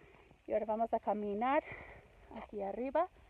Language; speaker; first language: Spanish; non-native, learner; English